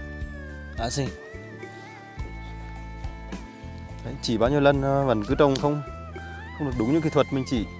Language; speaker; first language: Vietnamese; native; Vietnamese